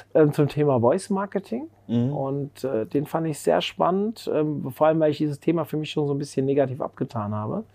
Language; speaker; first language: German; native; German